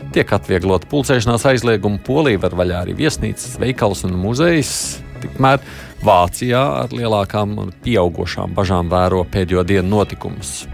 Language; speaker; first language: Latvian; native; Latvian